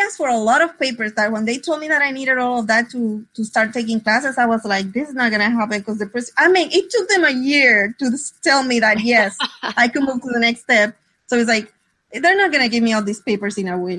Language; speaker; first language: English; non-native, fluent; Spanish